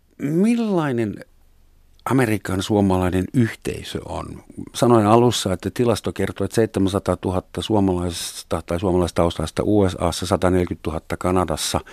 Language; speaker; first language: Finnish; native; Finnish